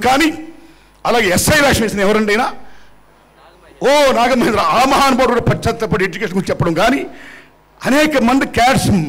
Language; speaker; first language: Telugu; native; Telugu